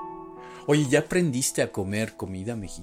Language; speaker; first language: Spanish; native; Spanish